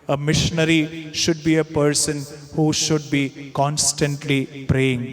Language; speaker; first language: English; non-native, local second language; Malayalam